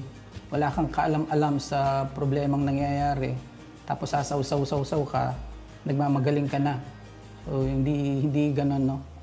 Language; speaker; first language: Filipino; native; Filipino